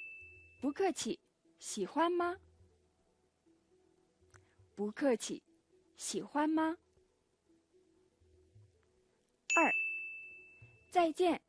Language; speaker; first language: Chinese; non-native, fluent; Mongolian